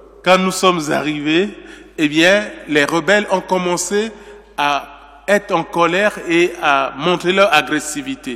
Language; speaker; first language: French; non-native, local second language; Sango